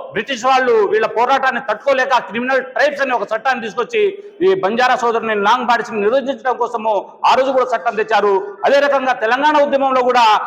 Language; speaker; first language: Telugu; non-native, local second language; Lambadi